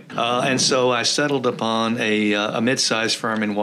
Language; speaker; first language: English; early bilingual, other home language; Czech